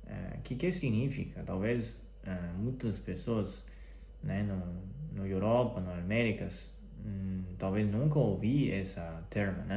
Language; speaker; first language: Portuguese; non-native, fluent; Chinese